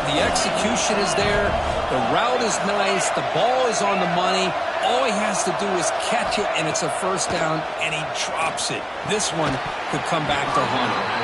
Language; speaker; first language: English; native; English